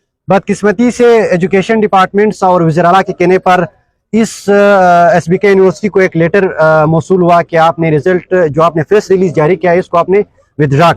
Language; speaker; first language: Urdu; non-native, local second language; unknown